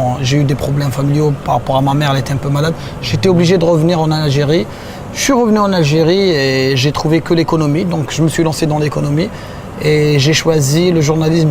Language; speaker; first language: French; non-native, local second language; Arabic